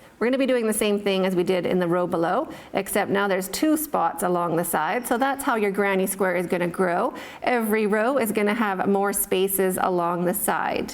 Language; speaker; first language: English; native; English